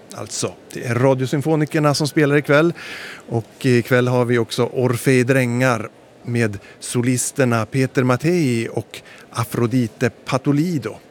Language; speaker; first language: Swedish; native; Swedish